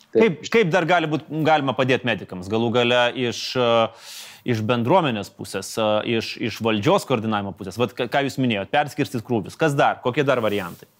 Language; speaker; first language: Lithuanian; native; Lithuanian